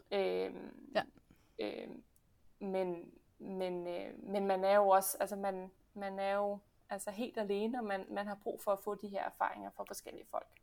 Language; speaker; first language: Danish; early bilingual, heritage; Danish